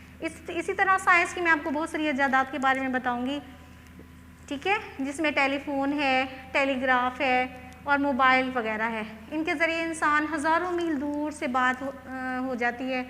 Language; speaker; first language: Hindi; non-native, local second language; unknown